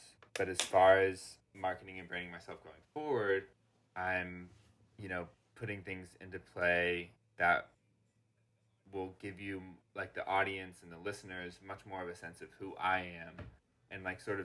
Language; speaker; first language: English; native; English